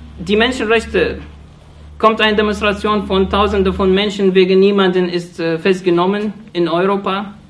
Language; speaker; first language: German; non-native, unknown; Arabic